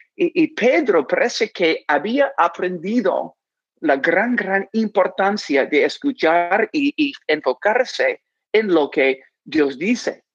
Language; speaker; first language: Spanish; non-native, fluent; English